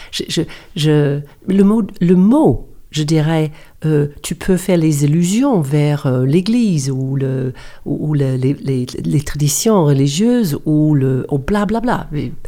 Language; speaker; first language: French; non-native, fluent; English